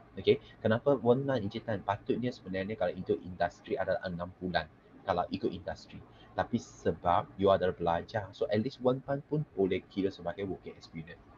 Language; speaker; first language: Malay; non-native, local second language; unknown